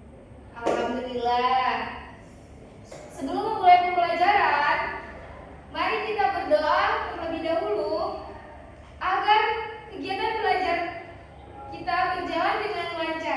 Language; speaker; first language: Indonesian; native; Indonesian